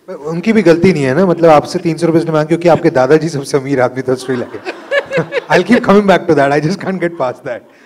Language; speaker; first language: Hindi; native; Hindi